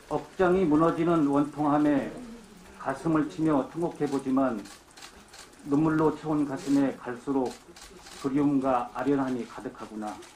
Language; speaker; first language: Korean; native; Korean